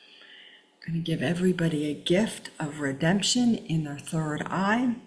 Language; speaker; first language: English; native; English